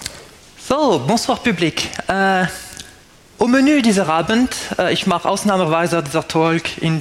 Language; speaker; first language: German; non-native, fluent; French